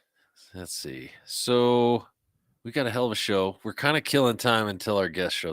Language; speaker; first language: English; native; English